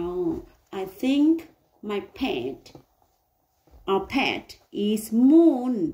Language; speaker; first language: English; non-native, learner; Vietnamese